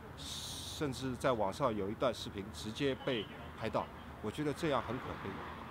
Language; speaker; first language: Chinese; native; Chinese